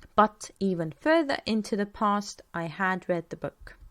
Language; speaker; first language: English; non-native, fluent; Estonian